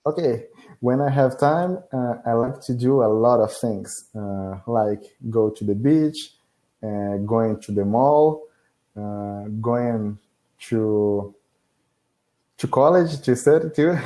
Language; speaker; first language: English; non-native, learner; Portuguese